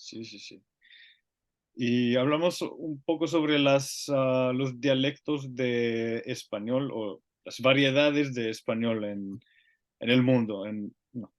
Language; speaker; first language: Spanish; non-native, learner; Finnish